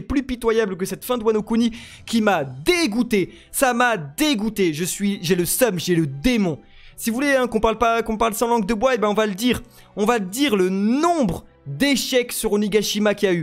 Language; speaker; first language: French; native; French